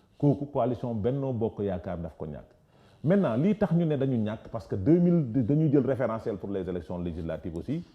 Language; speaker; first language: Wolof; native; Wolof